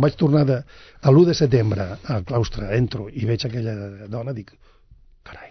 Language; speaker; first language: Catalan; non-native, local second language; Spanish